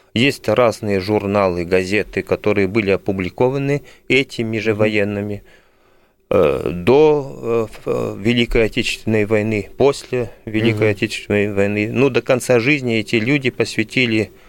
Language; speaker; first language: Russian; early bilingual, heritage; Russian